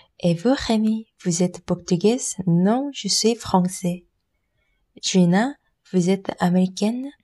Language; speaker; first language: French; non-native, learner; Korean